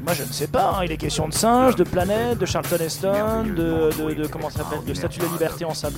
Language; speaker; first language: French; native; French